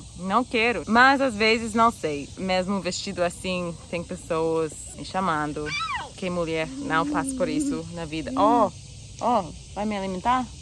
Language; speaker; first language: Portuguese; non-native, fluent; English